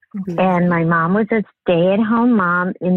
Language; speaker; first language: English; native; English